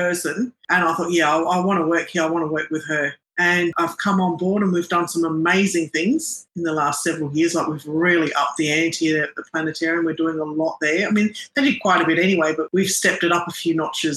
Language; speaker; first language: English; non-native, local second language; Arabic